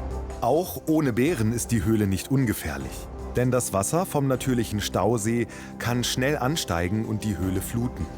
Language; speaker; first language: German; native; German